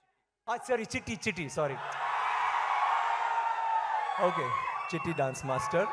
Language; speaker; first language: Telugu; non-native, learner; Tamil